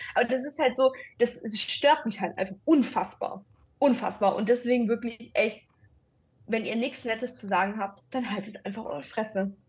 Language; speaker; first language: German; early bilingual, other home language; Italian